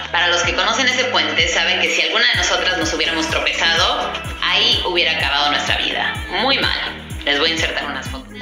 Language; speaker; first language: Spanish; early bilingual, other home language; English